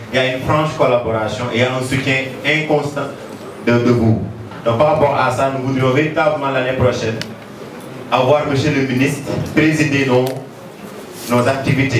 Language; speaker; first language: French; non-native, local second language; Wolof